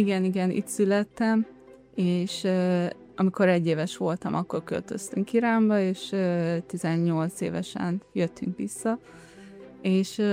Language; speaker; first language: Hungarian; early bilingual, heritage; Hungarian